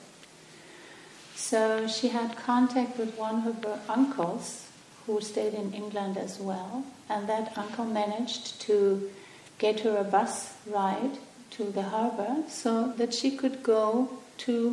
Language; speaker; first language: English; non-native, fluent; German